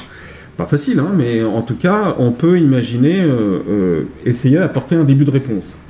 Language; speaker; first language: French; native; French